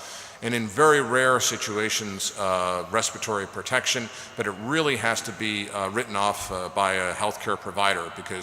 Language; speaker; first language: English; native; English